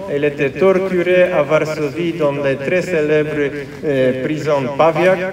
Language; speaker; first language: French; non-native, fluent; Polish